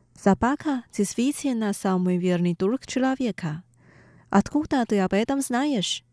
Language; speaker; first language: Russian; non-native, learner; Chinese